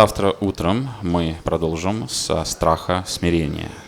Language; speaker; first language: Russian; native; Russian